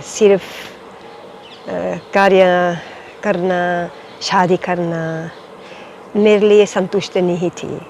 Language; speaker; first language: Hindi; non-native, fluent; Dutch